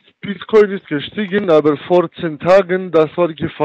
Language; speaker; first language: German; non-native, learner; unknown